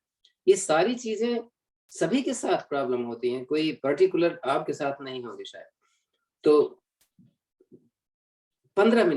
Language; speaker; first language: Hindi; native; Hindi